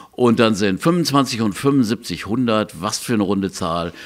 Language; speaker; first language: German; native; German